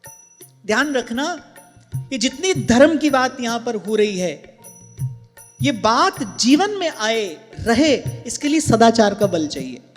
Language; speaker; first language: Hindi; native; Hindi